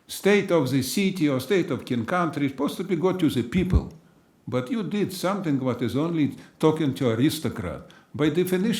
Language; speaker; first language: English; non-native, learner; German